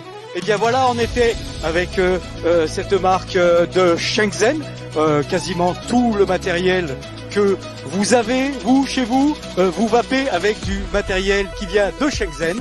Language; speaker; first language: French; native; French